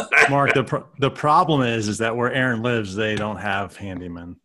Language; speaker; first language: English; native; English